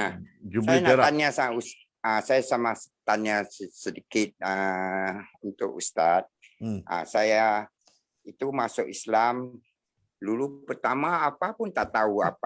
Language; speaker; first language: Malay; non-native, local second language; Chinese